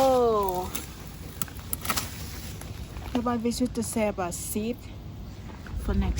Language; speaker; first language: English; non-native, learner; Thai